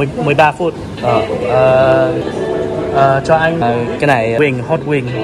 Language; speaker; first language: Vietnamese; early bilingual, heritage; Vietnamese